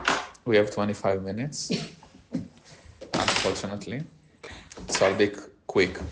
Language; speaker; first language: English; non-native, learner; Hebrew